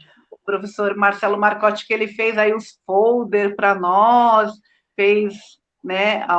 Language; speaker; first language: Portuguese; native; Portuguese